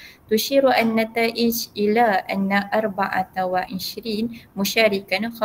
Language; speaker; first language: Arabic; non-native, learner; Malay